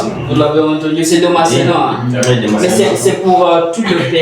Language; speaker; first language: French; non-native, learner; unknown